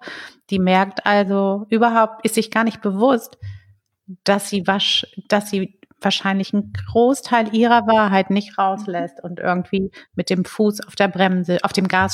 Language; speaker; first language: German; native; German